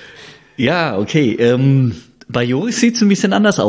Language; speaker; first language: German; native; German